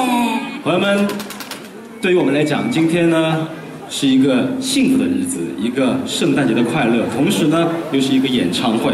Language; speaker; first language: Chinese; native; Chinese